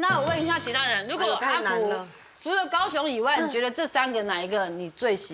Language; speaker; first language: Chinese; native; Chinese